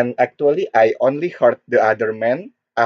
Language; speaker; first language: English; non-native, learner; Korean